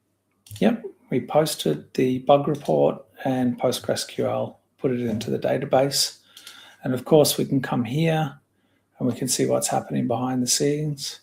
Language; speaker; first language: English; native; English